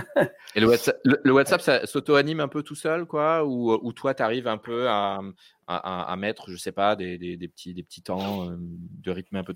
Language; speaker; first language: French; native; French